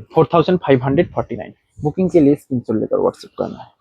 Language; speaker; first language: Hindi; non-native, local second language; Bangla